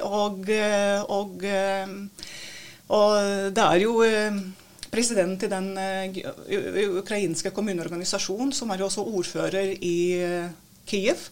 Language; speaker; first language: Norwegian; non-native, fluent; Latvian